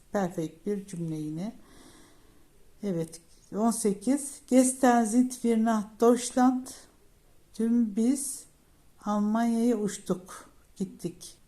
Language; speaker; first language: Turkish; native; Turkish